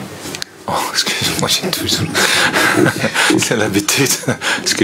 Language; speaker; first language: French; non-native, fluent; Dutch